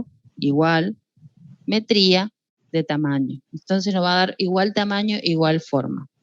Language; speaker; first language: Spanish; native; Spanish